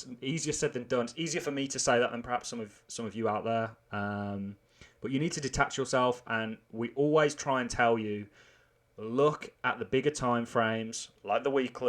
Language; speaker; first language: English; native; English